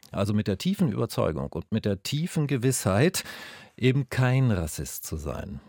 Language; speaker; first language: German; native; German